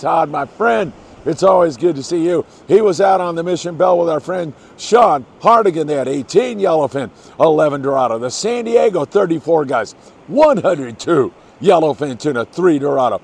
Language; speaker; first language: English; native; English